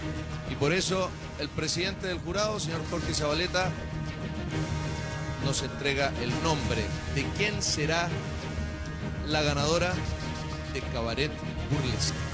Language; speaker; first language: Spanish; native; Spanish